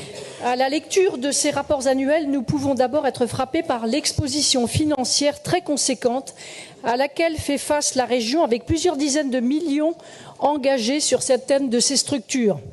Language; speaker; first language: French; native; French